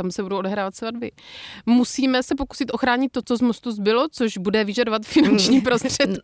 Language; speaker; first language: Czech; native; Czech